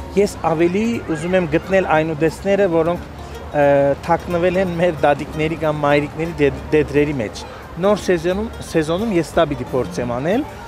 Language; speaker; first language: Armenian; early bilingual, heritage; Armenian